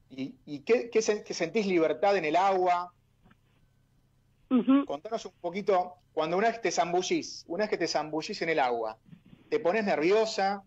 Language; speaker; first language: Spanish; native; Spanish